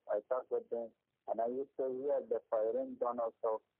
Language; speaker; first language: English; non-native, learner; Persian